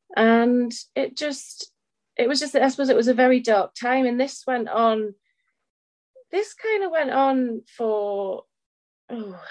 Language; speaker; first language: English; native; English